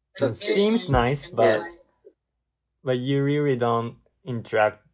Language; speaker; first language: English; non-native, learner; Japanese